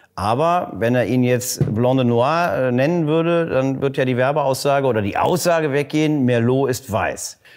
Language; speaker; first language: German; native; German